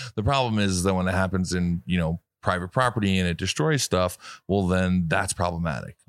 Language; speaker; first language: English; native; English